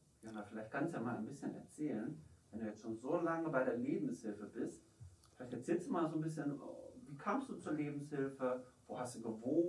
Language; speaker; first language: German; native; German